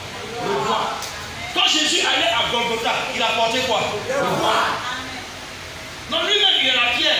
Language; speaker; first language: French; native; French